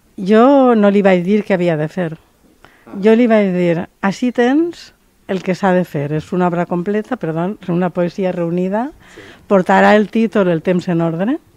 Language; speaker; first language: Catalan; native; Catalan